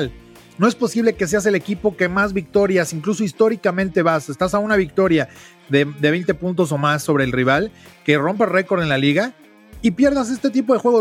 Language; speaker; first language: Spanish; native; Spanish